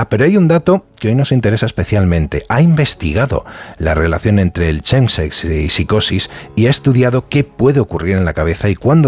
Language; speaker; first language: Spanish; native; Spanish